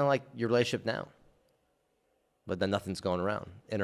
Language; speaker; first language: English; native; English